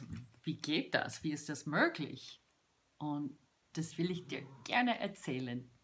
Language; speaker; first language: German; non-native, fluent; English